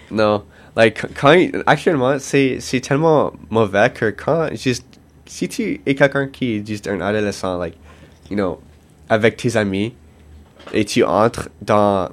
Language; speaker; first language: French; non-native, local second language; English